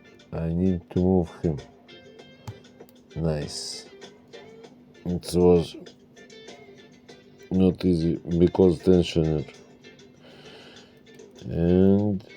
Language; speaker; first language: English; non-native, learner; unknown